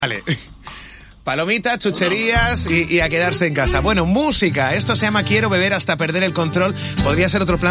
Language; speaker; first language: Spanish; native; Spanish